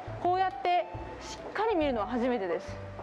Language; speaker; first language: Japanese; native; Japanese